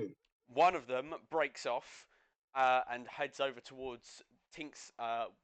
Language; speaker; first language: English; native; English